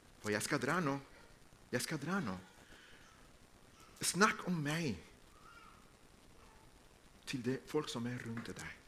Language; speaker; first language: Norwegian; non-native, fluent; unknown